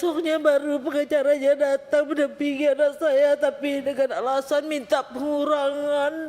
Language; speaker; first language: Indonesian; non-native, local second language; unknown